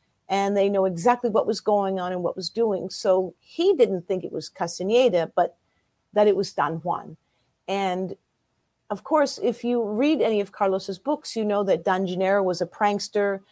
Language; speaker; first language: English; early bilingual, other home language; German